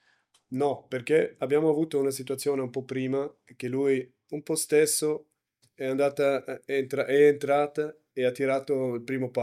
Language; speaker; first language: Italian; non-native, learner; German